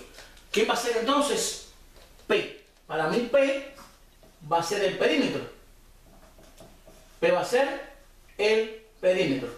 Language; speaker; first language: Spanish; native; Spanish